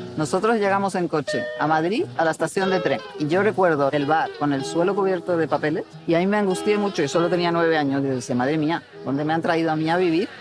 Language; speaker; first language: Spanish; early bilingual, other home language; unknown